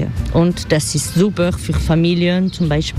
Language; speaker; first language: German; non-native, fluent; French